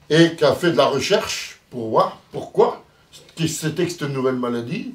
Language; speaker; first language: French; native; French